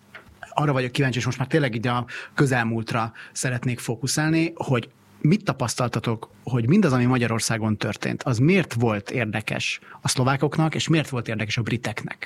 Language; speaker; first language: Hungarian; native; Hungarian